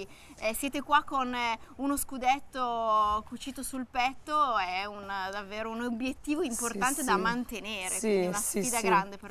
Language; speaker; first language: Italian; native; Italian